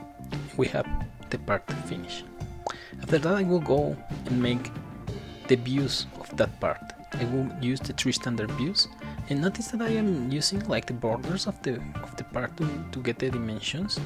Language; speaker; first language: English; non-native, fluent; Spanish